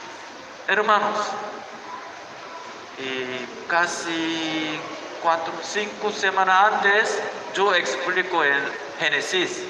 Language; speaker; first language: Spanish; non-native, learner; Korean